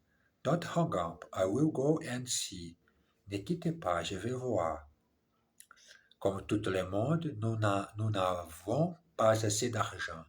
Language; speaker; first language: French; non-native, learner; English